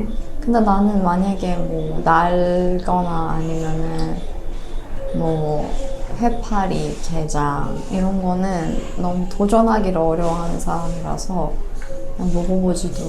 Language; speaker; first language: Korean; non-native, fluent; Persian